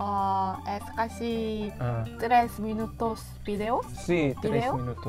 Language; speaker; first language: Spanish; non-native, learner; Korean